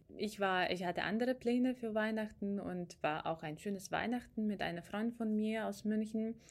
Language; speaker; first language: German; non-native, fluent; Ukrainian